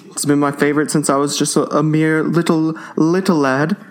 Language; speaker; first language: English; native; English